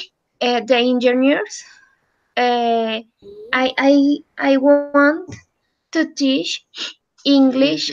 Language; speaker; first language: English; non-native, learner; Spanish